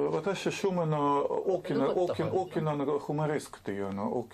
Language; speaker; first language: Japanese; non-native, learner; Russian